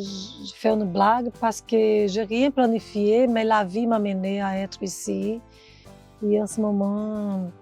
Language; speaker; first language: French; non-native, fluent; Portuguese